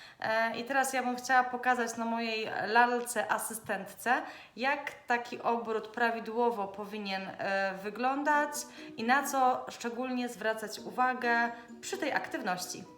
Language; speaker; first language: Polish; native; Polish